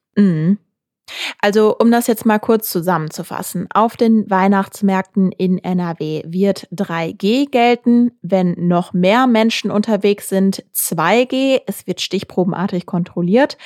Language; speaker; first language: German; native; German